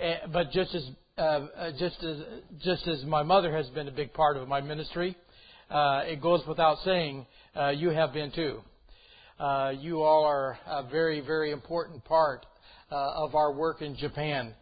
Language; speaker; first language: English; native; English